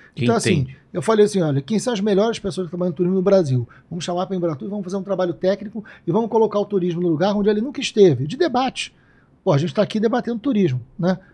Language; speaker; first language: Portuguese; native; Portuguese